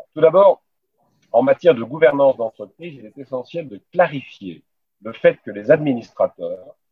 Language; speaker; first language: French; native; French